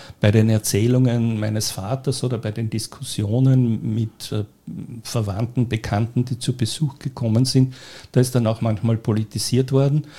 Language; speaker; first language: German; native; German